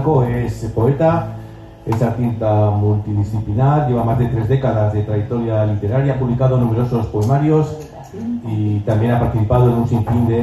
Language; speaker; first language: Spanish; native; Spanish